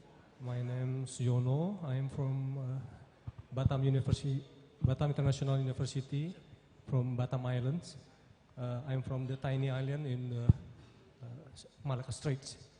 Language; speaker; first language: English; non-native, learner; Indonesian